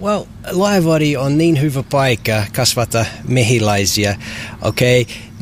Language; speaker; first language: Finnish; non-native, learner; English